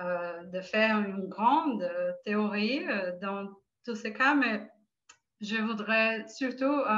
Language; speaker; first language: French; non-native, fluent; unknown